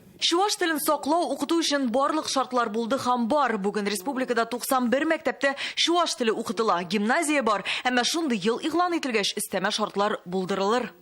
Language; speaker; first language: Tatar; native; Tatar